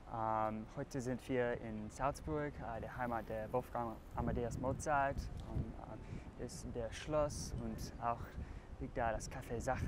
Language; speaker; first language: German; non-native, learner; English